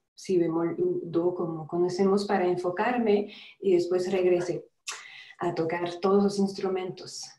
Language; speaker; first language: Spanish; non-native, fluent; French